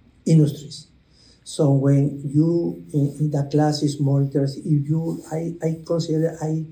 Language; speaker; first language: English; non-native, learner; Spanish